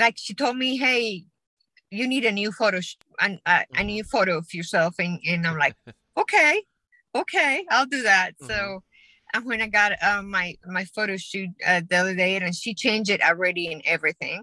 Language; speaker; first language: English; non-native, fluent; Spanish